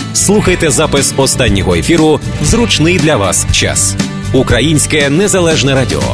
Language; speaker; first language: Ukrainian; native; Ukrainian